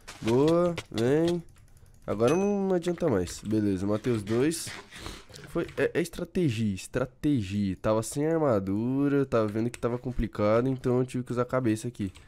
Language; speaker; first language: Portuguese; native; Portuguese